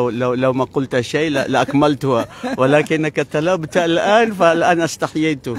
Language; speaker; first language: Arabic; non-native, fluent; Maranao